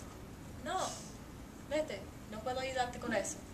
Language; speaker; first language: Spanish; non-native, learner; English